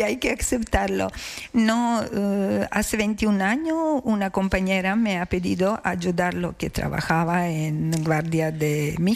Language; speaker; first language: Spanish; non-native, learner; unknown